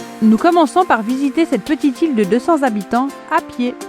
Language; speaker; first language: French; native; French